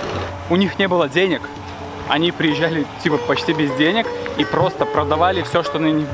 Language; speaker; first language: Russian; native; Russian